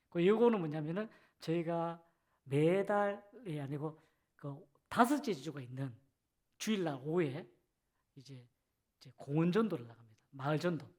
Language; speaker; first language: Korean; native; Korean